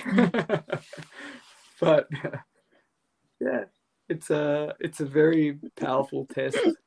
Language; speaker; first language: English; native; English